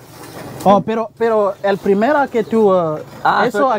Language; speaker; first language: Spanish; non-native, learner; English